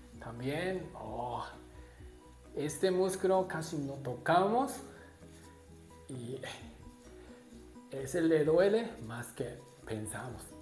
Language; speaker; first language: Spanish; non-native, learner; Japanese